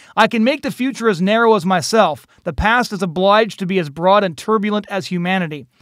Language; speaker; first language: English; native; English